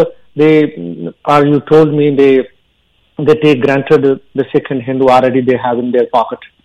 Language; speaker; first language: English; non-native, local second language; Punjabi